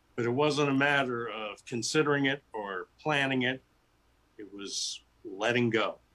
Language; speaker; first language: English; native; English